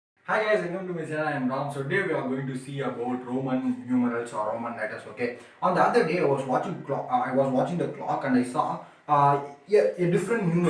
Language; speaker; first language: English; non-native, local second language; Tamil